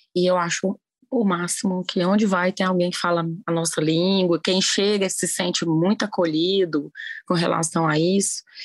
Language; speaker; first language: Portuguese; native; Portuguese